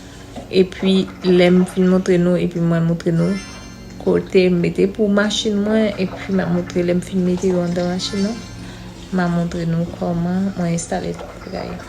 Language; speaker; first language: French; non-native, learner; Haitian Creole